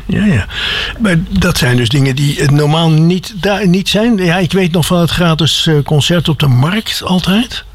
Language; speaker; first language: Dutch; native; Dutch